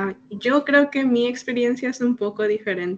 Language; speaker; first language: Spanish; early bilingual, heritage; Spanish